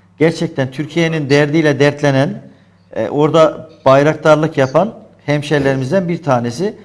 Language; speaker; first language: Turkish; native; Turkish